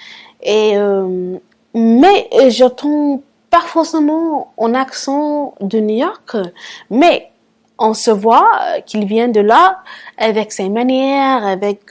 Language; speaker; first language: French; non-native, fluent; English